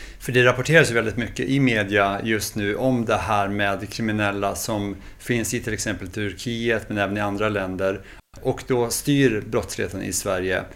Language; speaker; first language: Swedish; native; Swedish